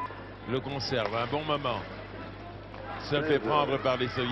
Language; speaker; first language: French; native; French